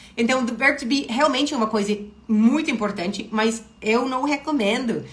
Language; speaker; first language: Portuguese; non-native, fluent; English